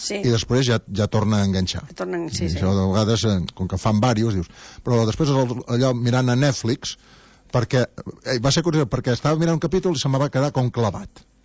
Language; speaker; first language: Catalan; native; Catalan